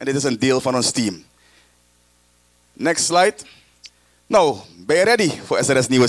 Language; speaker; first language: Dutch; native; Dutch